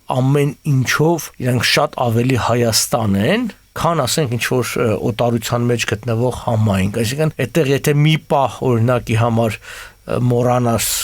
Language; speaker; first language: Armenian; native; Armenian